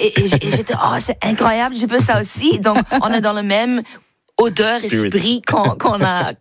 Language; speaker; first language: French; non-native, learner; Dutch